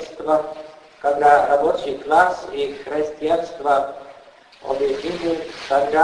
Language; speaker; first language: Russian; non-native, fluent; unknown